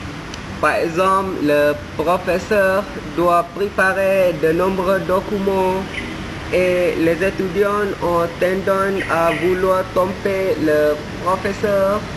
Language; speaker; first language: French; non-native, learner; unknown